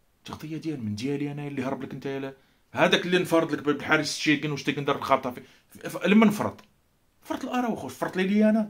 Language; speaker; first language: Arabic; native; Arabic